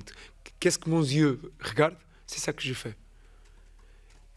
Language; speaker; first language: French; non-native, fluent; Portuguese